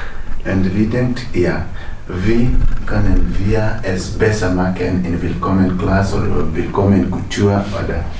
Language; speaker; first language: German; non-native, fluent; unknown